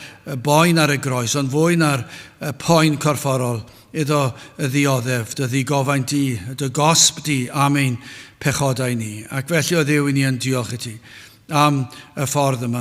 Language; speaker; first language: Welsh; native; Welsh